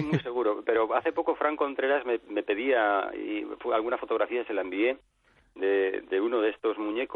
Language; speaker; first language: Spanish; native; Spanish